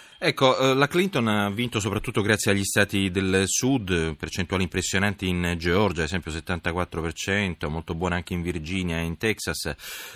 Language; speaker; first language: Italian; native; Italian